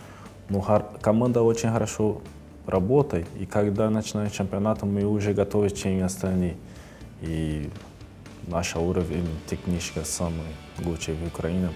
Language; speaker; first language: Russian; non-native, learner; Portuguese